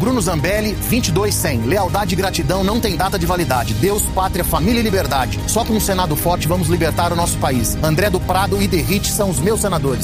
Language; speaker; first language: Portuguese; native; Portuguese